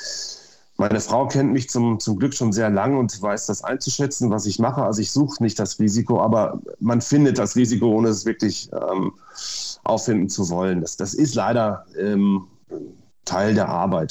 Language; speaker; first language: German; native; German